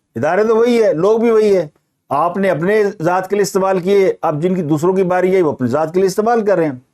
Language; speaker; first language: Urdu; non-native, local second language; Punjabi